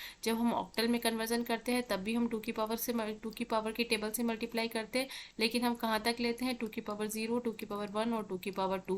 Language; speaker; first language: Hindi; native; Hindi